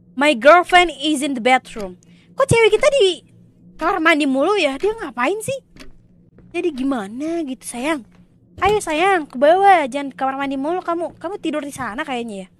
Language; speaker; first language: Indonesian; non-native, local second language; Minangkabau